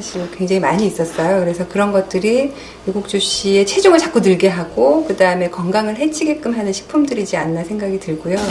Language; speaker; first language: Korean; native; Korean